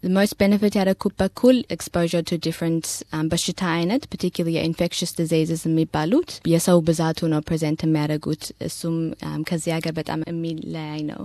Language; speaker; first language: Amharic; early bilingual, heritage; Amharic